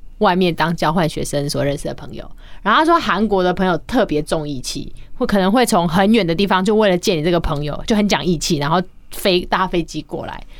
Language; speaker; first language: Chinese; native; Chinese